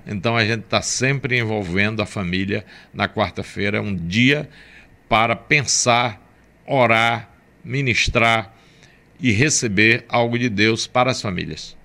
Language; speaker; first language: Portuguese; native; Portuguese